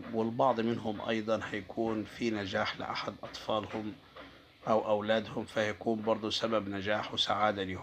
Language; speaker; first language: Arabic; native; Arabic